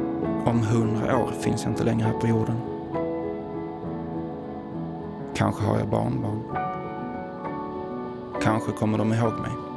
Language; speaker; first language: Swedish; native; Swedish